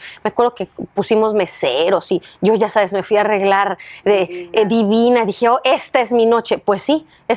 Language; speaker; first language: Spanish; native; Spanish